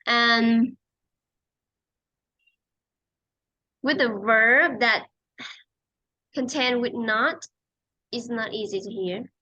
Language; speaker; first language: English; non-native, fluent; Vietnamese